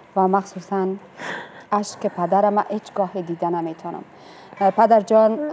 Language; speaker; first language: Persian; native; Persian